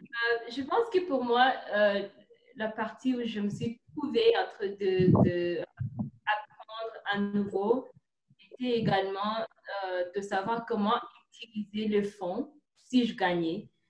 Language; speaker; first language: French; non-native, fluent; Kinyarwanda